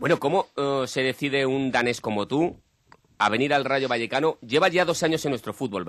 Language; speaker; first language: Spanish; native; Spanish